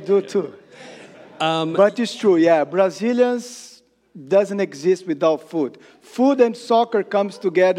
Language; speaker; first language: English; non-native, fluent; Portuguese